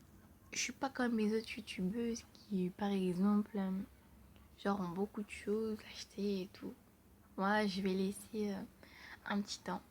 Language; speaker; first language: French; native; French